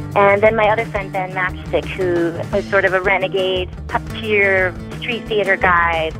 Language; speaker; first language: English; native; English